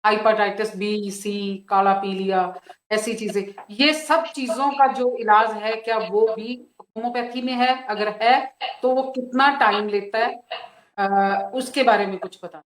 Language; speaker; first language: Hindi; non-native, local second language; Punjabi